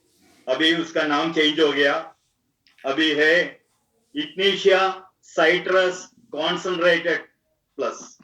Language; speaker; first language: Hindi; non-native, local second language; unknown